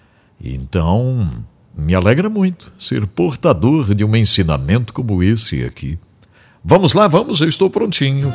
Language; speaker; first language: Portuguese; native; Portuguese